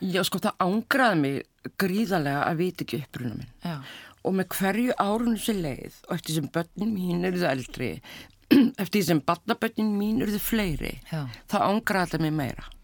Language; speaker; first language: Icelandic; native; Icelandic